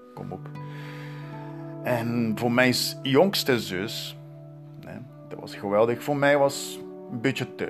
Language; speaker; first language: Dutch; non-native, learner; Portuguese